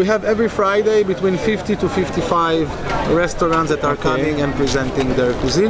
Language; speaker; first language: English; non-native, fluent; Hebrew